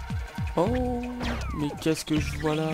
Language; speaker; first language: French; native; French